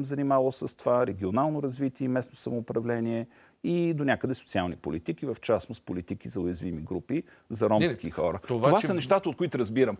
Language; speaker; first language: Bulgarian; native; Bulgarian